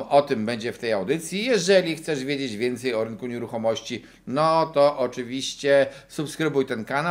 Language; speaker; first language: Polish; native; Polish